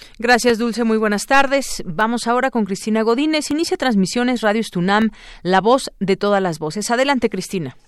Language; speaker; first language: Spanish; native; Spanish